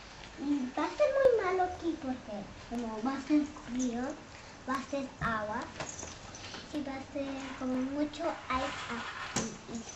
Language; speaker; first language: Spanish; early bilingual, heritage; English